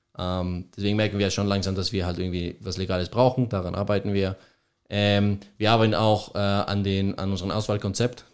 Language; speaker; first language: German; non-native, fluent; Spanish